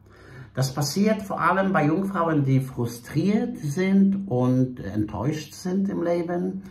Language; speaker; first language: German; non-native, fluent; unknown